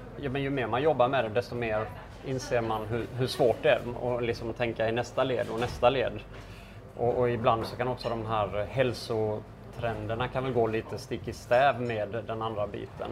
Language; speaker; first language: Swedish; native; Swedish